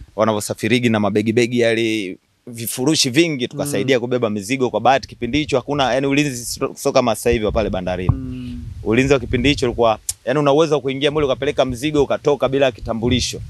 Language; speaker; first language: Swahili; native; Swahili